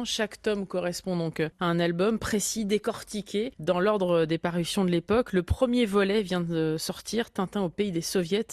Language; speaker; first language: French; native; French